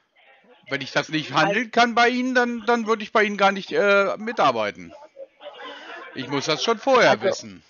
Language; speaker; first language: German; native; German